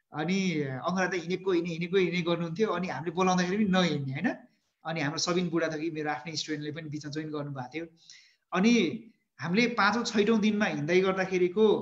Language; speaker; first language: Nepali; native; Nepali